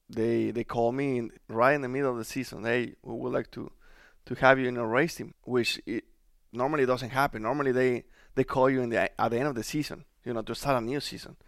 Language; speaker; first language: English; non-native, fluent; Spanish